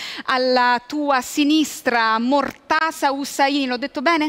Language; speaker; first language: Italian; native; Italian